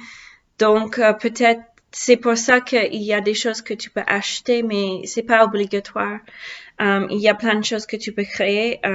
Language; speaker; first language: French; non-native, learner; English